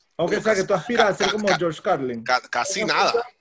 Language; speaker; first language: Spanish; native; Spanish